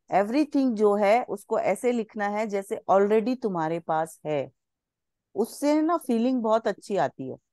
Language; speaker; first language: Hindi; non-native, local second language; Bangla